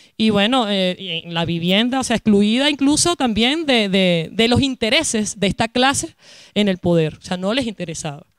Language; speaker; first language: Spanish; native; Spanish